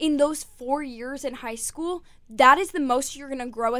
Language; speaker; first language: English; native; English